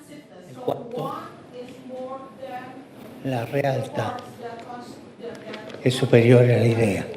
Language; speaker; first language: Italian; early bilingual, heritage; Spanish